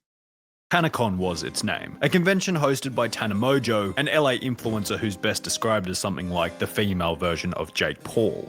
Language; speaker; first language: English; native; English